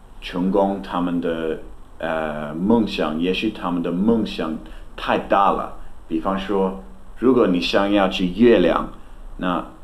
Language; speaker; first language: Chinese; non-native, learner; English